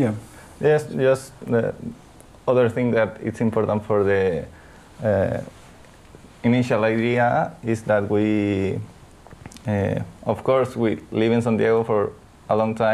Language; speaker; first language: English; non-native, fluent; Spanish